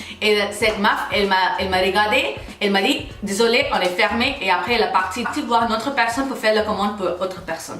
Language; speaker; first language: French; non-native, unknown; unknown